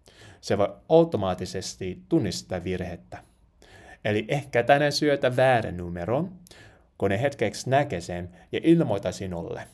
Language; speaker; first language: Finnish; non-native, learner; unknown